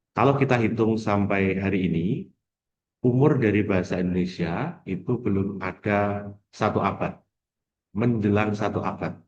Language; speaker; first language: Indonesian; non-native, local second language; Javanese